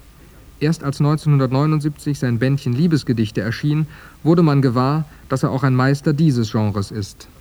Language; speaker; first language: German; native; German